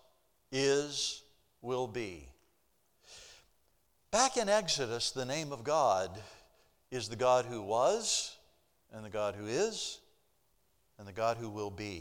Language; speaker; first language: English; native; English